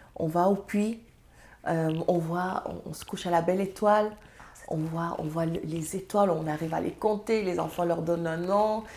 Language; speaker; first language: French; non-native, local second language; Serer